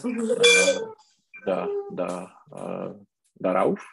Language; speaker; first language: German; non-native, learner; Czech